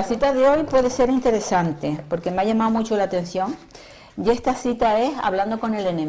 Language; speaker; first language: Spanish; native; Spanish